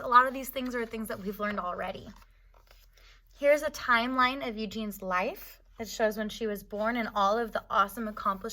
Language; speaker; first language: English; native; English